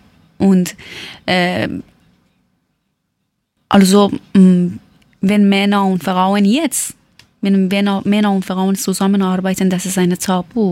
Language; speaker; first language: German; non-native, learner; Persian